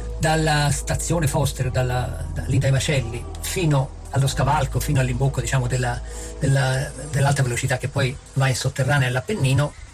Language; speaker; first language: Italian; native; Italian